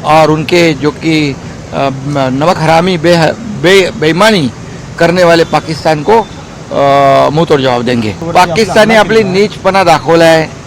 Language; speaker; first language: Hindi; non-native, local second language; Marathi